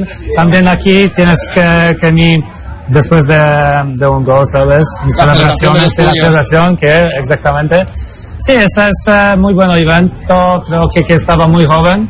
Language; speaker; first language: Spanish; non-native, learner; Polish